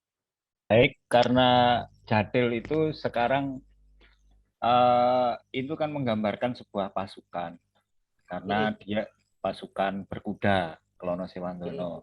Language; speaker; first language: Indonesian; native; Indonesian